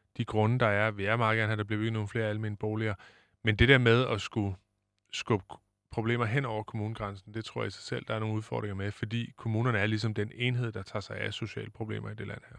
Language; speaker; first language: Danish; native; Danish